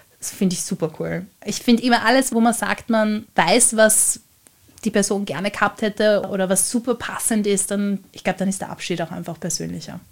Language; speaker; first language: German; native; German